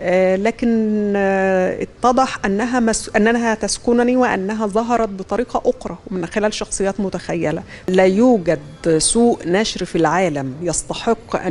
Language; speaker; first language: Arabic; native; Arabic